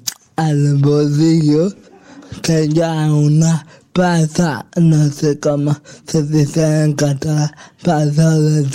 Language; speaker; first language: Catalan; non-native, local second language; Spanish